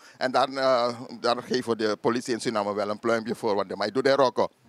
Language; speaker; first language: Dutch; native; Dutch